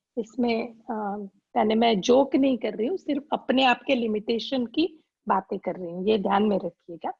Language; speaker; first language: Hindi; non-native, local second language; Gujarati